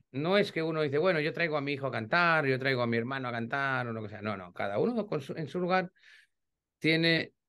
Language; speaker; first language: Spanish; native; Spanish